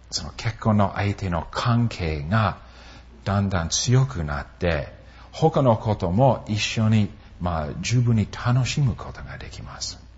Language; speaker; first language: Japanese; non-native, fluent; English